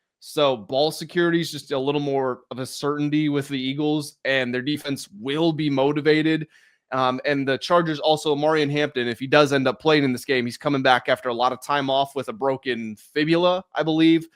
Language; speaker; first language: English; native; English